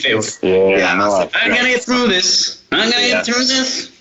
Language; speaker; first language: English; native; English